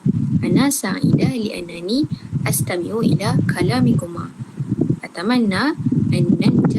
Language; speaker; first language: Arabic; non-native, learner; Malay